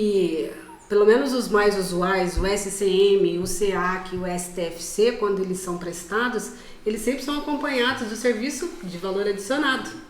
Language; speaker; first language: Portuguese; native; Portuguese